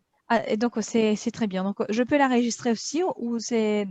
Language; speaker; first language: French; non-native, fluent; Turkish